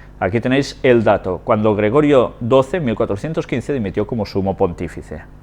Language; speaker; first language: Spanish; non-native, local second language; Catalan